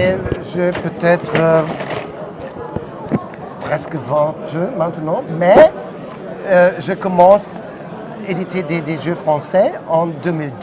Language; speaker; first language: French; non-native, learner; German